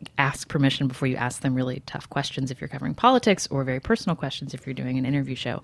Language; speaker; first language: English; native; English